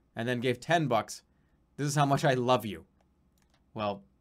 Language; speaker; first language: English; native; English